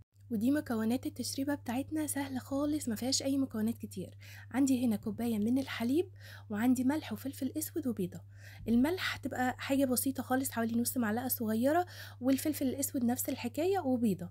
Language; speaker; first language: Arabic; native; Arabic